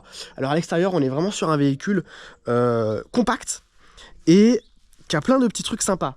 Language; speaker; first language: French; native; French